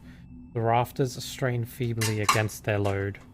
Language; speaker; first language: English; native; English